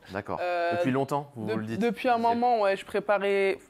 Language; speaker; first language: French; native; French